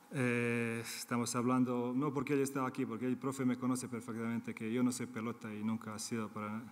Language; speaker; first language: Spanish; non-native, fluent; Serbian